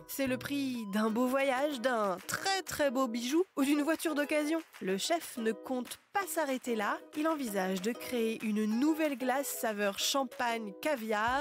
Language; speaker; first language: French; native; French